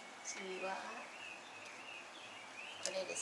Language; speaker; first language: Japanese; non-native, learner; Vietnamese